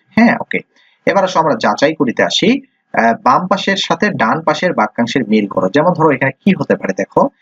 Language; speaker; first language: Bangla; native; Bangla